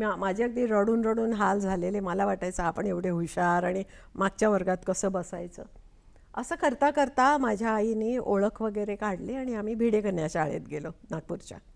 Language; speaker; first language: Marathi; non-native, local second language; Konkani